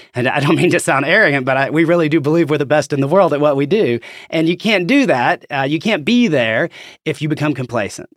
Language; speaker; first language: English; native; English